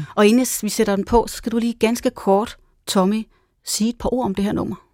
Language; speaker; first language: Danish; native; Danish